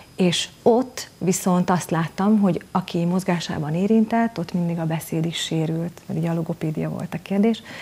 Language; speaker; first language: Hungarian; native; Hungarian